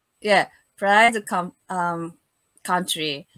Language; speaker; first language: English; non-native, learner; Japanese